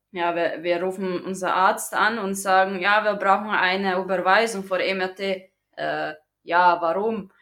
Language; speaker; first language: German; non-native, fluent; Croatian